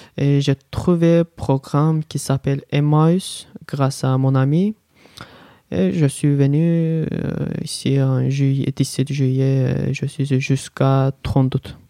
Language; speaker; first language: French; non-native, learner; Azerbaijani